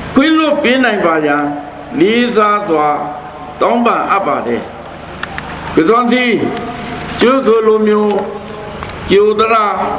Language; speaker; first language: Burmese; non-native, local second language; Pa'o Karen